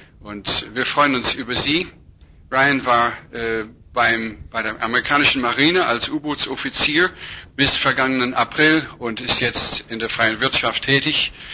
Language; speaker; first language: German; non-native, fluent; English